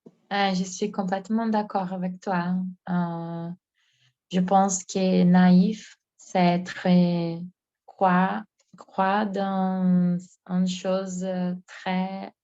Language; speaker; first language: French; non-native, learner; Portuguese